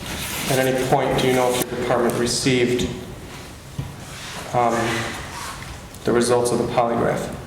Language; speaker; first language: English; native; English